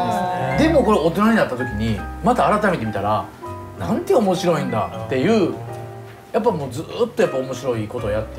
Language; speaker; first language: Japanese; native; Japanese